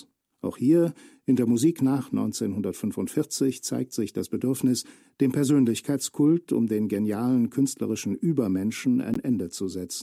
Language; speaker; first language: German; native; German